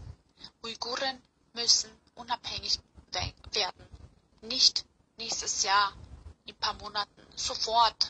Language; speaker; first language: German; early bilingual, other home language; Bosnian